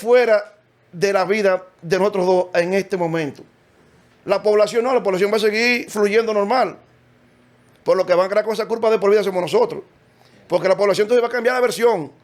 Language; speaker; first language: Spanish; native; Spanish